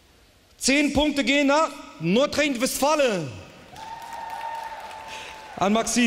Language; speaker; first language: German; native; German